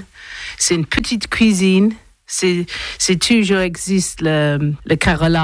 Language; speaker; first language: French; non-native, learner; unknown